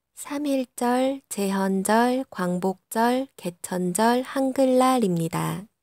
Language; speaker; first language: Korean; non-native, learner; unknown